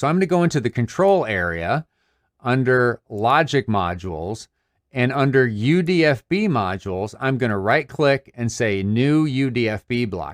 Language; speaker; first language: English; native; English